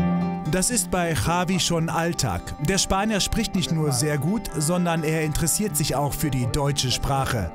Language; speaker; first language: German; native; German